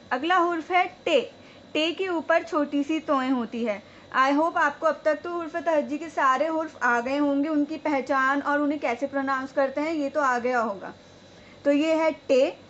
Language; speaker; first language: Hindi; native; Hindi